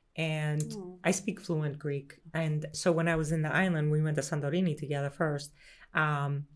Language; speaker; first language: English; early bilingual, other home language; Greek